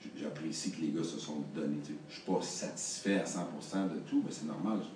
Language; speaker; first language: French; native; French